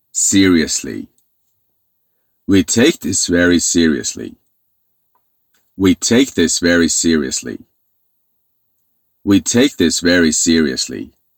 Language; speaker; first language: English; non-native, fluent; Persian